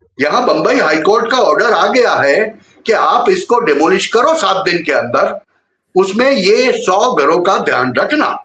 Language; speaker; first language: Hindi; non-native, local second language; Gujarati